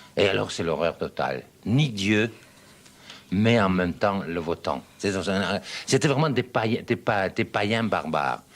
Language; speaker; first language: French; non-native, fluent; Serbian